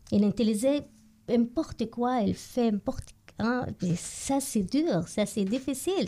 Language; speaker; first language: French; non-native, learner; Arabic